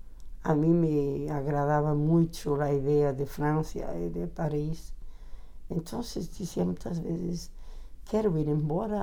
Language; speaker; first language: Spanish; non-native, fluent; Portuguese